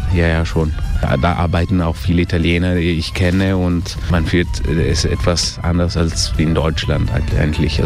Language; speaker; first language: German; early bilingual, heritage; German